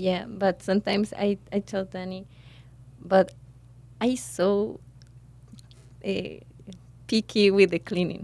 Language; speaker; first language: English; non-native, learner; Spanish